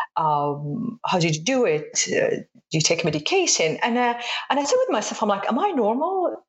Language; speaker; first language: English; non-native, fluent; Arabic